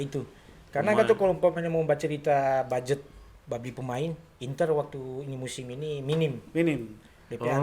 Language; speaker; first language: Indonesian; non-native, local second language; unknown